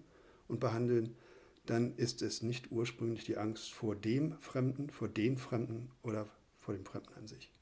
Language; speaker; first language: German; native; German